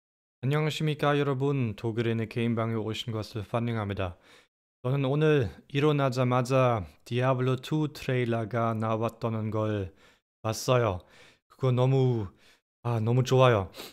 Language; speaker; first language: Korean; non-native, fluent; German